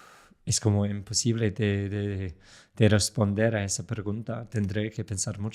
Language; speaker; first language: Spanish; non-native, fluent; English